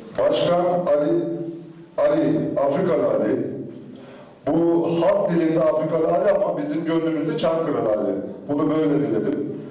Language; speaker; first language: Turkish; native; Turkish